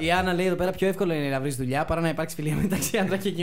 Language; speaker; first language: Greek; native; Greek